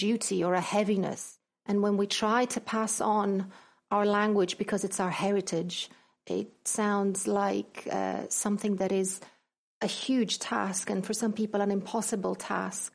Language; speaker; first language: English; non-native, fluent; Greek